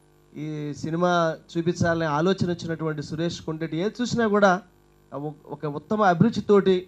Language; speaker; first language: Telugu; native; Telugu